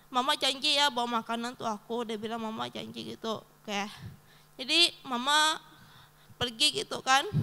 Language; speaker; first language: Indonesian; early bilingual, other home language; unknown